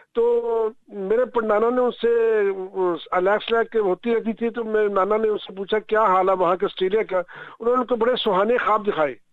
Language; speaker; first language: Urdu; non-native, local second language; Punjabi